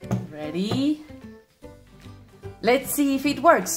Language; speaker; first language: English; non-native, fluent; Spanish